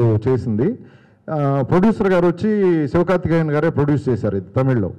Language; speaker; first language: Telugu; native; Telugu